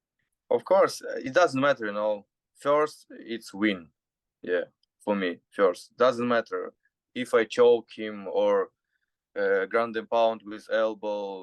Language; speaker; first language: English; non-native, learner; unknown